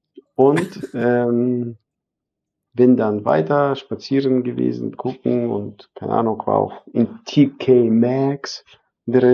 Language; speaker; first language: German; non-native, fluent; Arabic